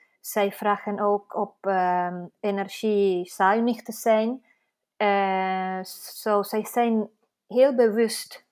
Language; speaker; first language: Dutch; non-native, fluent; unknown